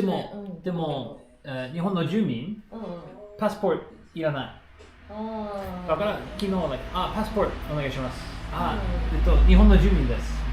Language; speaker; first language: Japanese; non-native, learner; English